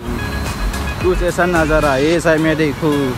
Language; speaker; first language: Hindi; non-native, local second language; Bodo